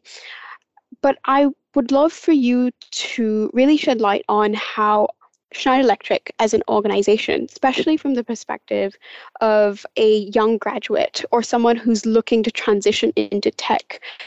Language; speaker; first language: English; non-native, local second language; Cantonese